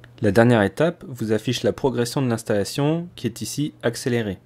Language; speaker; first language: French; native; French